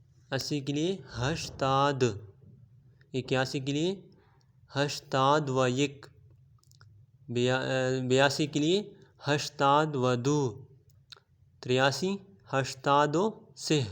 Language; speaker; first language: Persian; non-native, fluent; Urdu